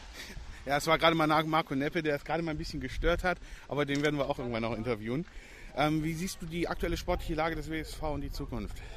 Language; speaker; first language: German; native; German